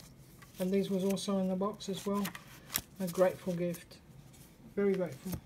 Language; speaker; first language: English; native; English